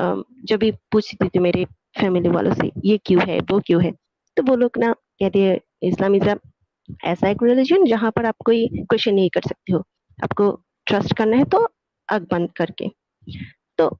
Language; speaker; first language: Hindi; non-native, fluent; Bangla